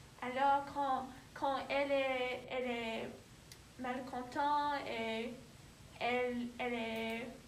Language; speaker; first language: French; non-native, learner; English